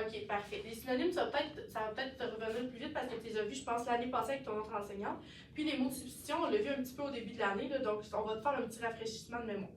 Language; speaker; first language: French; native; French